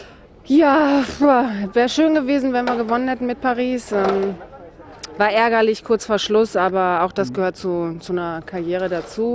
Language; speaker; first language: German; native; German